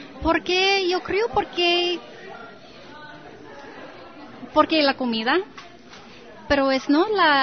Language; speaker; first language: Spanish; non-native, learner; English